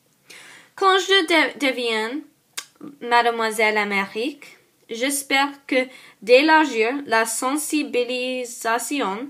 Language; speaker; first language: French; non-native, learner; English